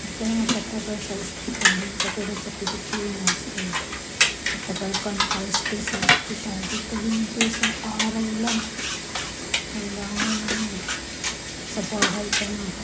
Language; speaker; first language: Filipino; non-native, local second language; Waray